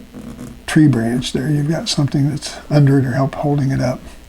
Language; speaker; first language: English; native; English